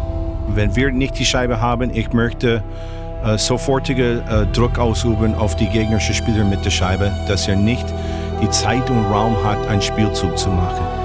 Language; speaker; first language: German; non-native, fluent; English